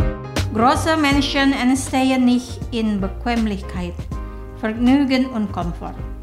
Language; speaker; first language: German; non-native, fluent; Indonesian